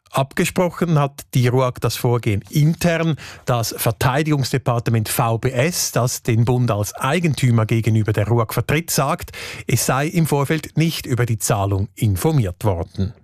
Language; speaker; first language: German; native; German